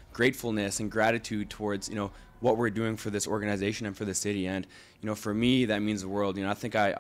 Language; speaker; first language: English; native; English